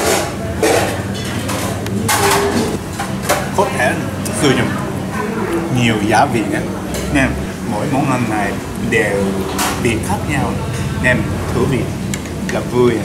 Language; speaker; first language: Vietnamese; non-native, learner; Japanese